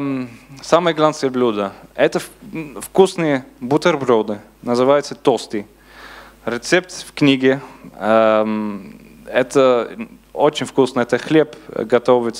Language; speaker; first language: Russian; non-native, learner; Dutch